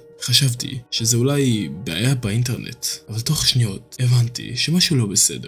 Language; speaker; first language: Hebrew; native; Hebrew